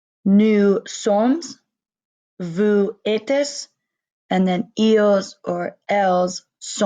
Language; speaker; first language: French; non-native, learner; English